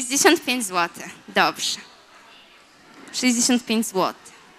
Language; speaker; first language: Polish; native; Polish